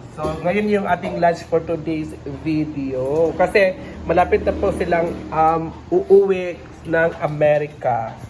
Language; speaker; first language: Filipino; native; Filipino